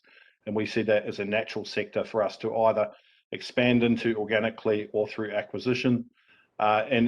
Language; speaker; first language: English; native; English